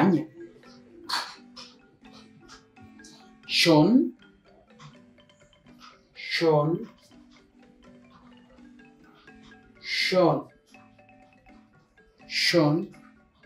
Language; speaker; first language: Spanish; non-native, local second language; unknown